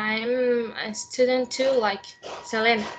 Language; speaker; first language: English; non-native, learner; Spanish